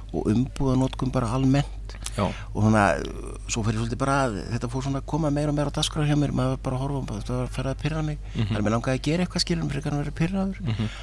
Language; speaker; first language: Icelandic; native; Icelandic